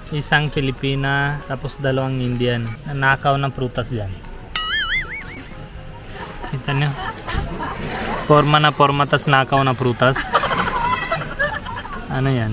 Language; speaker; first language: Filipino; non-native, learner; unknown